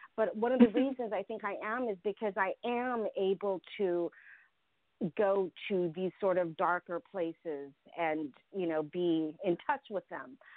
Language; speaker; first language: English; early bilingual, other home language; Russian